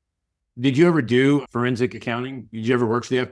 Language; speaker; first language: English; native; English